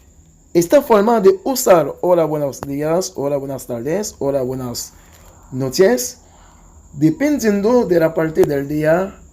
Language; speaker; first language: Spanish; non-native, local second language; Haitian Creole